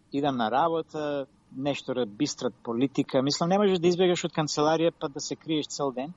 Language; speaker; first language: Macedonian; native; Macedonian